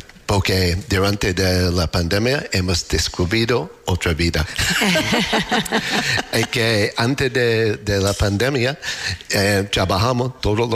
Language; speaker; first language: Spanish; non-native, learner; English